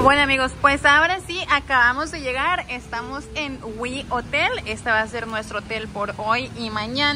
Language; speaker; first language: Spanish; native; Spanish